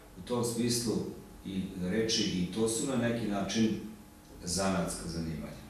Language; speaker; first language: Serbian; native; Serbian